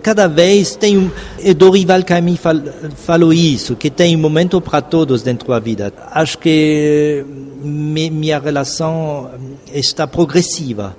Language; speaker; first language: Portuguese; non-native, fluent; French